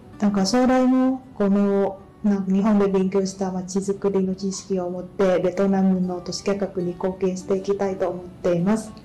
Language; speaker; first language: Japanese; non-native, fluent; Vietnamese